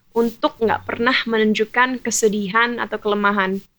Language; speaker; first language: Indonesian; early bilingual, other home language; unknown